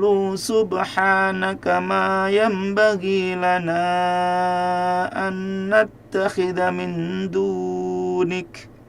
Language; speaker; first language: Arabic; non-native, fluent; Indonesian